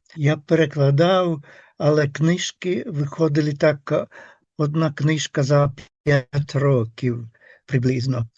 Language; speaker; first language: Ukrainian; non-native, fluent; Finnish